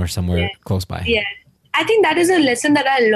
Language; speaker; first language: English; non-native, local second language; Gujarati